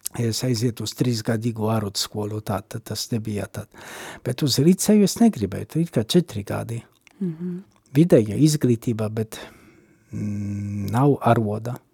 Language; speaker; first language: Latvian; non-native, fluent; Polish